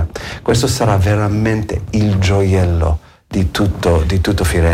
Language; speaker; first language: Italian; non-native, learner; English